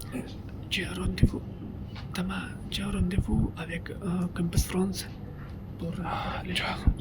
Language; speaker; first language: French; non-native, learner; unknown